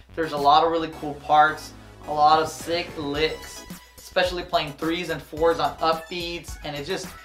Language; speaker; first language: English; native; English